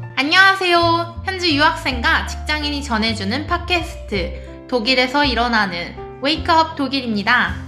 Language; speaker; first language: Korean; native; Korean